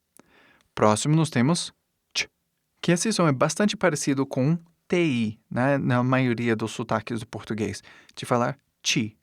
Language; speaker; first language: Portuguese; non-native, fluent; English